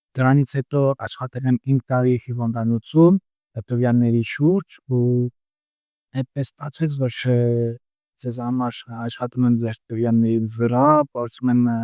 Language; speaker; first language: Armenian; early bilingual, heritage; Armenian